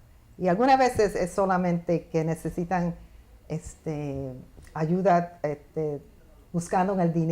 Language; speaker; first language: Spanish; early bilingual, heritage; Spanish